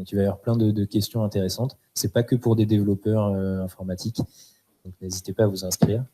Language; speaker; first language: French; native; French